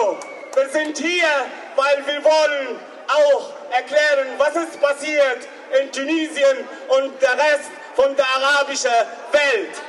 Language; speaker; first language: German; non-native, learner; Arabic